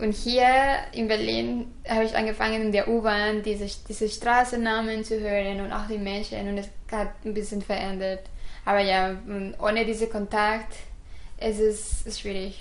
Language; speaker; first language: German; non-native, fluent; Spanish